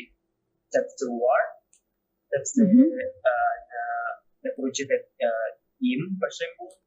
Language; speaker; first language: Albanian; non-native, learner; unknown